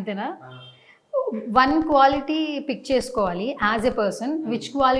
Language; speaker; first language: Telugu; native; Telugu